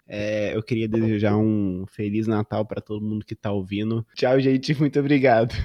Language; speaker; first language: Portuguese; native; Portuguese